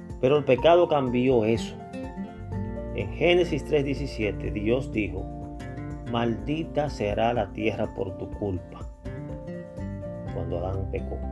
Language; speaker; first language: Spanish; native; Spanish